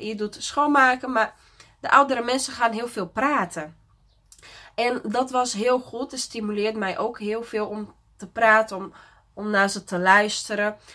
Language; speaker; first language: Dutch; non-native, fluent; Portuguese